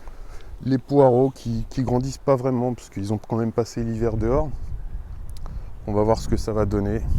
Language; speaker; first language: French; native; French